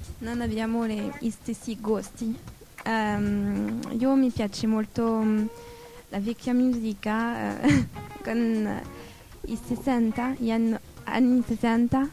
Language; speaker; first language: Italian; non-native, learner; French